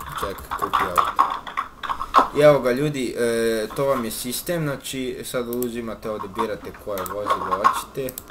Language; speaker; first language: Serbian; early bilingual, heritage; Bosnian